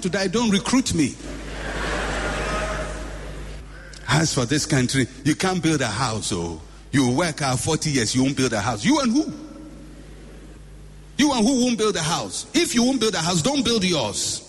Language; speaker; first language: English; non-native, local second language; Akan